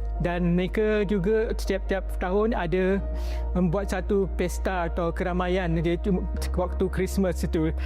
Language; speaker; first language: Malay; native; Malay